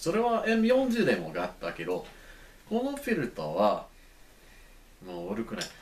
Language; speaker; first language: Japanese; non-native, learner; English